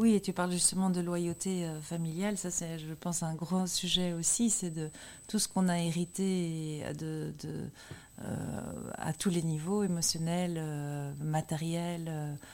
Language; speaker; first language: French; native; French